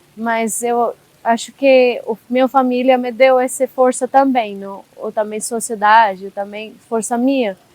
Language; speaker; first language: Portuguese; non-native, learner; Hindi